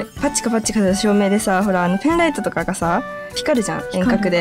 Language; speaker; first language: Japanese; native; Japanese